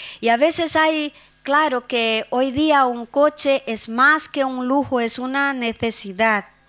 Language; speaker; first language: Spanish; non-native, fluent; Portuguese